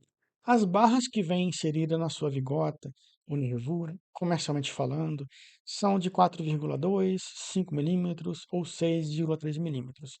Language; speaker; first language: Portuguese; native; Portuguese